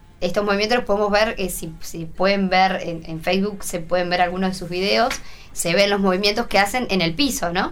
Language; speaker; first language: Spanish; native; Spanish